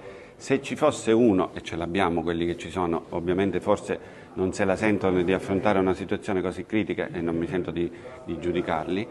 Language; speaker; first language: Italian; native; Italian